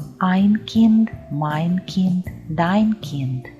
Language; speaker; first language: German; non-native, fluent; Ukrainian